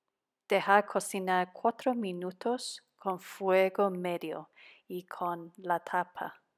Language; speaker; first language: Spanish; non-native, fluent; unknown